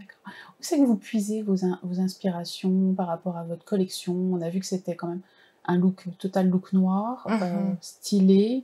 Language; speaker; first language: French; native; French